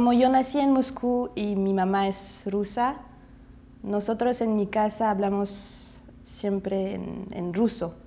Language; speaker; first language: Spanish; non-native, fluent; Russian